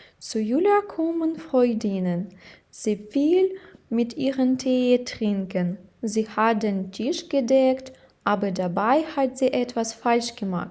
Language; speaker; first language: German; non-native, fluent; Ukrainian